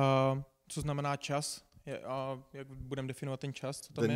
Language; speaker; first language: Czech; non-native, fluent; English